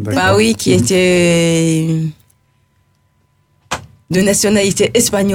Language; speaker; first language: French; non-native, local second language; Rundi